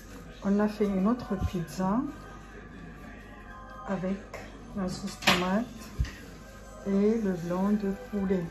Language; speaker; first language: French; non-native, fluent; Arabic